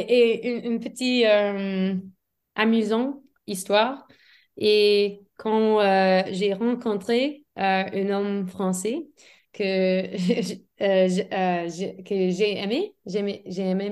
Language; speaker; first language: French; non-native, fluent; English